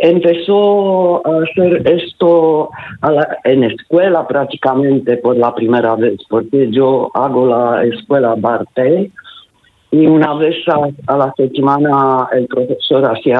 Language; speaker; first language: Spanish; non-native, learner; Romanian